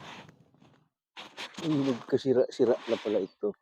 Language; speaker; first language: Filipino; native; Filipino